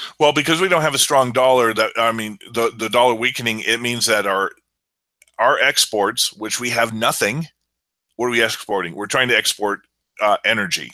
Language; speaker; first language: English; native; English